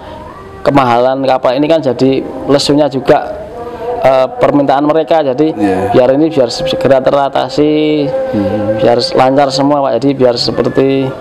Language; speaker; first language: Indonesian; native; Indonesian